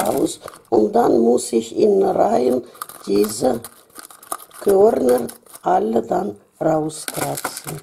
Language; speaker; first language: German; non-native, fluent; Russian